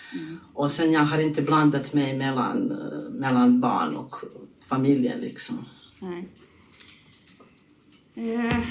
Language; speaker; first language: Swedish; non-native, learner; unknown